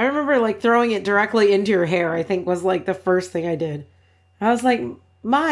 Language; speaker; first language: English; native; English